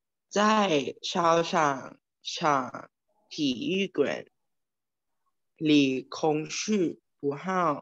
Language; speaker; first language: Chinese; non-native, learner; Thai